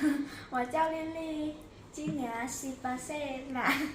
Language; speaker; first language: Chinese; non-native, learner; Hmong